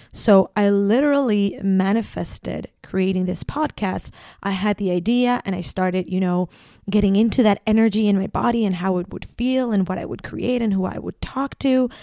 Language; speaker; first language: English; non-native, fluent; Spanish